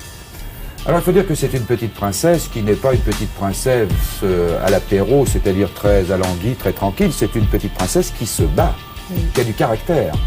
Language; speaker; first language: French; native; French